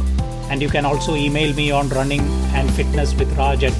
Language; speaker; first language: English; non-native, local second language; Malayalam